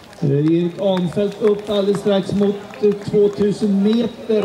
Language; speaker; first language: Swedish; native; Swedish